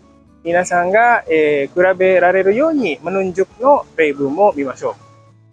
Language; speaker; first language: Japanese; non-native, fluent; Indonesian